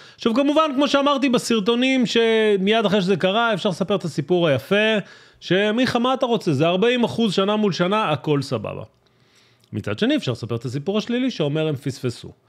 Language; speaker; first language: Hebrew; native; Hebrew